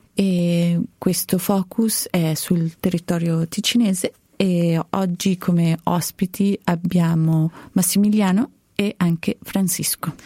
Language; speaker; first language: Italian; native; Italian